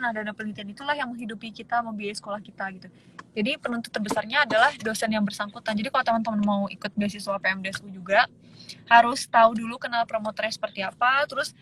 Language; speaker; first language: Indonesian; native; Indonesian